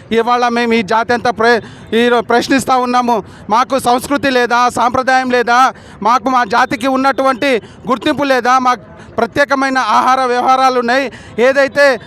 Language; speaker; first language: Telugu; non-native, local second language; Lambadi